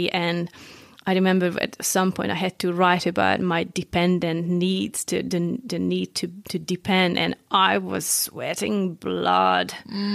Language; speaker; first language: English; non-native, fluent; Hungarian